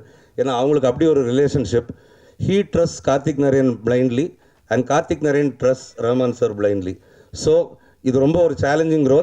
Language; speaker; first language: Tamil; native; Tamil